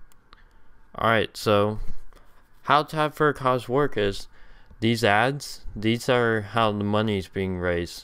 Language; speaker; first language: English; native; English